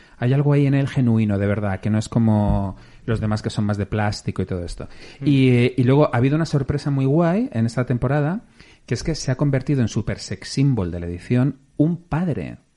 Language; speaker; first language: Spanish; native; Spanish